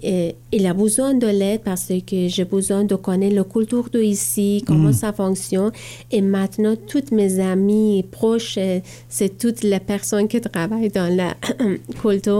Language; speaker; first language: French; non-native, learner; Persian